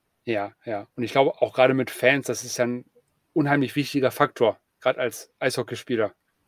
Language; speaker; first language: German; native; German